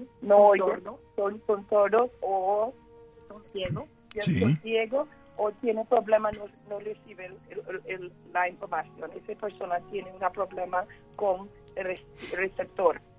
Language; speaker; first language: Spanish; non-native, learner; English